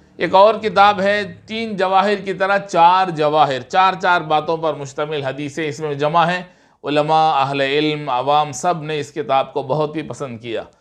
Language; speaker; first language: Urdu; native; Urdu